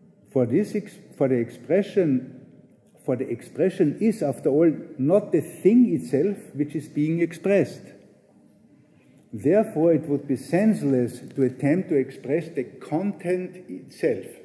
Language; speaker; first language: English; non-native, fluent; German